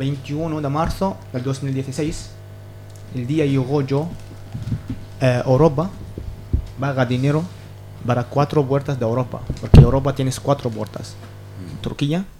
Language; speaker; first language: Spanish; non-native, learner; Arabic